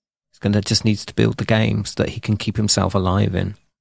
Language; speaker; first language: English; native; English